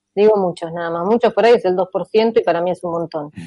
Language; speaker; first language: Spanish; native; Spanish